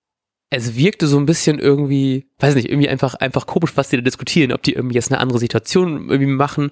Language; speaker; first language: German; native; German